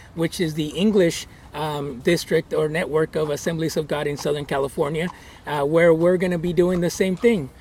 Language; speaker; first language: English; early bilingual, other home language; Spanish